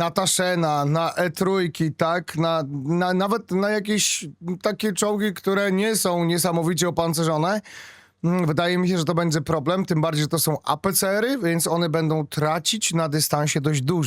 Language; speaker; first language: Polish; native; Polish